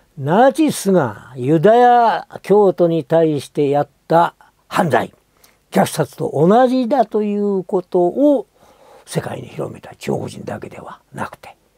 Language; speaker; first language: Japanese; native; Japanese